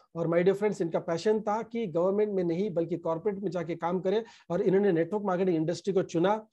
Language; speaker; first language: Hindi; non-native, local second language; Marathi